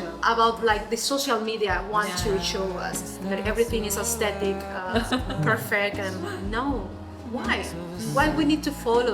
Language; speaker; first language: English; non-native, fluent; Spanish